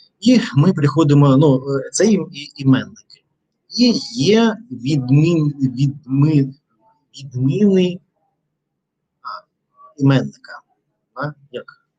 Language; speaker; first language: Ukrainian; non-native, learner; Russian